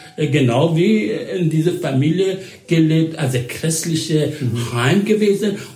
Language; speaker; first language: German; non-native, learner; Persian